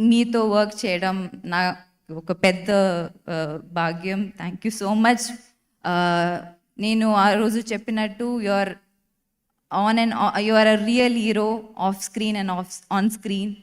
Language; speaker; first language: Telugu; non-native, fluent; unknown